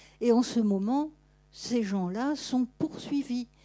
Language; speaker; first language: French; native; French